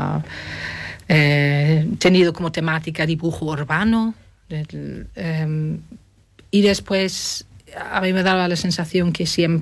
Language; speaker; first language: Spanish; non-native, fluent; German